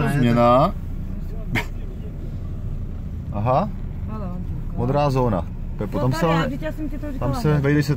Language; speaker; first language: Czech; native; Czech